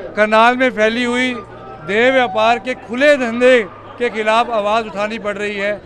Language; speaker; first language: Hindi; native; Hindi